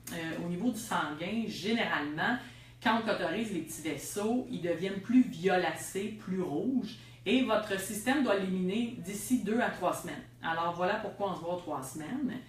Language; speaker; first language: French; native; French